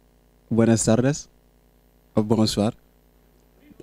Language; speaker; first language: Spanish; non-native, local second language; Wolof